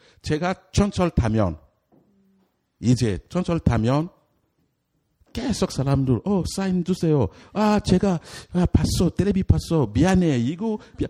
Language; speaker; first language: Korean; non-native, learner; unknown